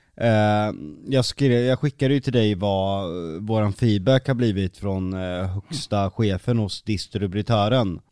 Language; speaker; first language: Swedish; native; Swedish